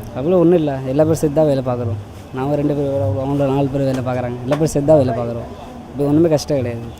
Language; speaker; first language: Tamil; non-native, learner; Hindi